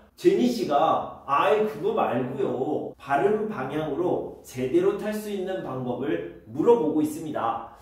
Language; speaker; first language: Korean; native; Korean